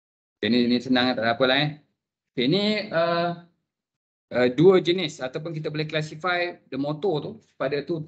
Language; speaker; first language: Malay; native; Malay